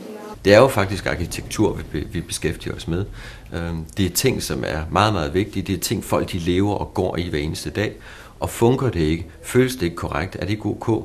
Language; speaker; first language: Danish; native; Danish